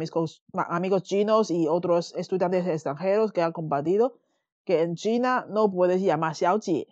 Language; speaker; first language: Spanish; non-native, fluent; Chinese